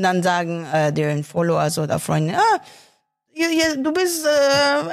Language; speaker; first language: German; non-native, learner; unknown